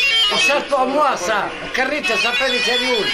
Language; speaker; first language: French; non-native, learner; Arabic